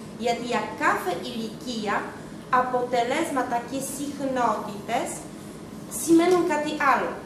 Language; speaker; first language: Greek; non-native, fluent; Russian